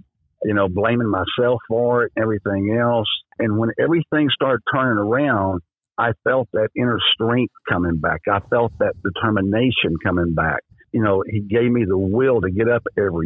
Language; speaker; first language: English; native; English